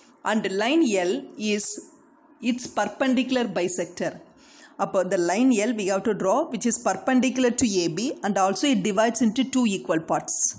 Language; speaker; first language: English; non-native, local second language; Tamil